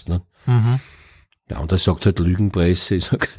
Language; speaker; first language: German; native; German